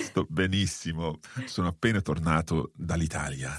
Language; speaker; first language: Italian; non-native, fluent; English